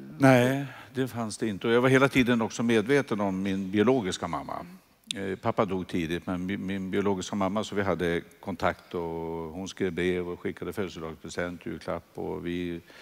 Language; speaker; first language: Swedish; native; Swedish